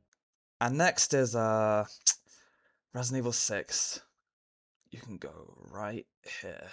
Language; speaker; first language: English; native; English